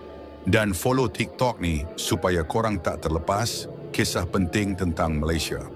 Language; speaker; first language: Malay; native; Malay